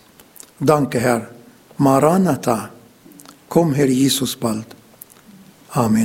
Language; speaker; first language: German; non-native, learner; Arabic